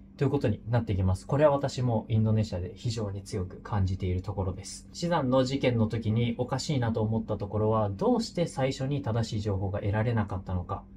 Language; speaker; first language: Japanese; native; Japanese